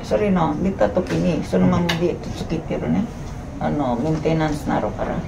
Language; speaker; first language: Japanese; non-native, learner; Filipino